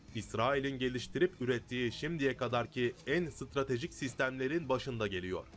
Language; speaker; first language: Turkish; native; Turkish